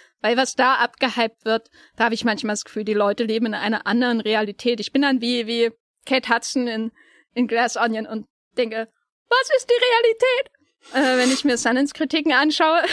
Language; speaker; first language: German; native; German